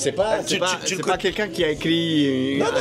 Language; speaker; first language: French; non-native, fluent; Spanish